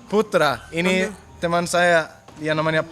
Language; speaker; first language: Indonesian; non-native, learner; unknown